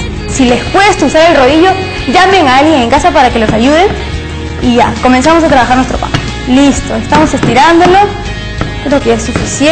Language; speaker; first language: Spanish; native; Spanish